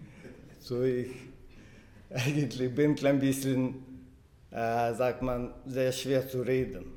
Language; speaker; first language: German; non-native, fluent; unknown